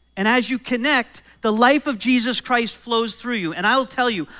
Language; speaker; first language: English; native; English